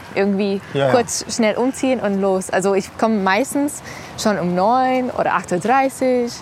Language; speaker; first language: German; non-native, fluent; English